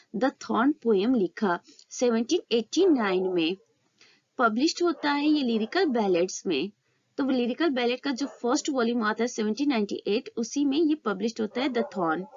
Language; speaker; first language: Hindi; native; Hindi